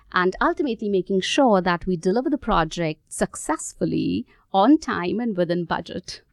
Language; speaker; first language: English; non-native, local second language; Hindi